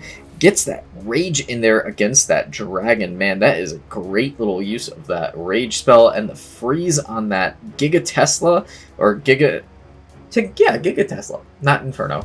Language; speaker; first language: English; native; English